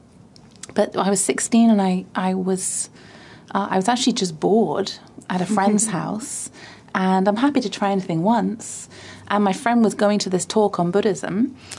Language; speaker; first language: English; native; English